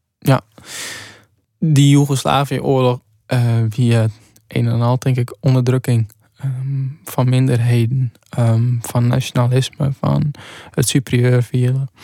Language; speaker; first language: Dutch; non-native, local second language; Western Frisian